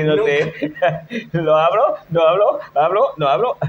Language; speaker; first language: Spanish; non-native, fluent; Portuguese